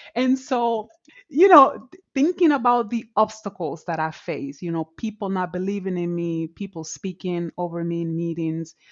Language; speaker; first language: English; non-native, fluent; Spanish